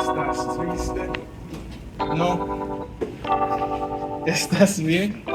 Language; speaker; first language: Spanish; non-native, learner; English